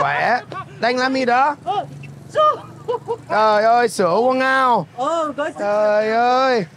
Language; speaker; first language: Vietnamese; non-native, fluent; English